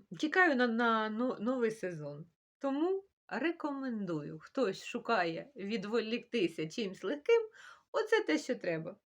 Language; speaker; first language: Ukrainian; non-native, local second language; Russian